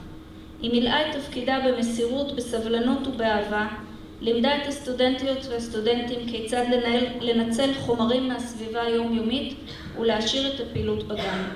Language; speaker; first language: Hebrew; native; Hebrew